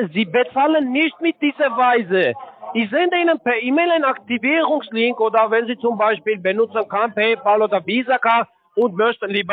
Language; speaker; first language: German; non-native, learner; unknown